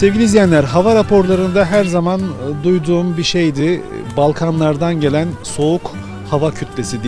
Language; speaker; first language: Turkish; native; Turkish